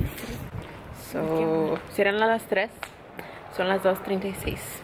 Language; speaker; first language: Spanish; early bilingual, heritage; Spanish